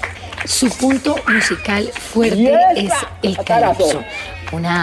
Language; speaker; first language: Spanish; native; Spanish